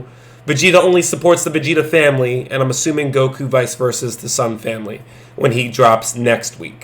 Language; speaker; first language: English; native; English